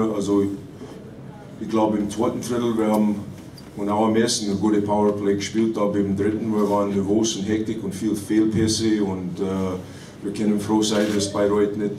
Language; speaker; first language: German; non-native, fluent; English